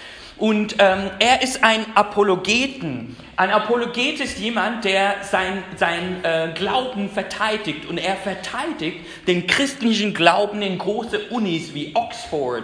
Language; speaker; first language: German; non-native, fluent; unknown